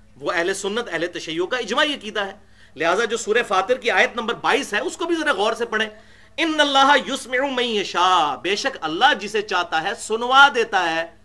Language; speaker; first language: Urdu; non-native, local second language; Punjabi